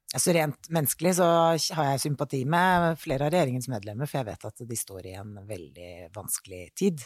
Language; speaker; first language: Norwegian; native; Norwegian